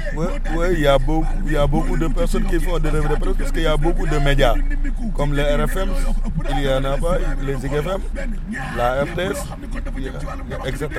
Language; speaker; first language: French; non-native, local second language; Wolof